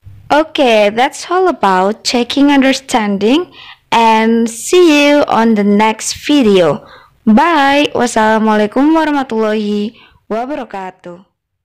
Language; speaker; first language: English; non-native, fluent; Indonesian